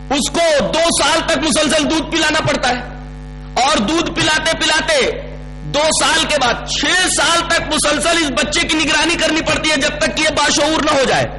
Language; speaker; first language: Urdu; native; Urdu